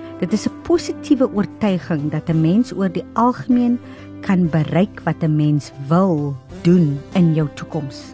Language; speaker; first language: Afrikaans; native; Afrikaans